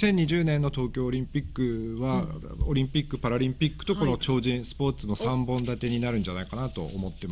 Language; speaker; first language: Japanese; native; Japanese